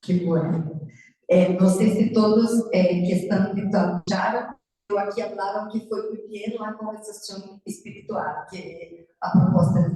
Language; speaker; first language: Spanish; non-native, learner; Portuguese